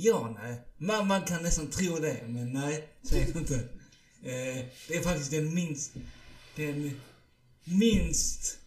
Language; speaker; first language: Swedish; early bilingual, other home language; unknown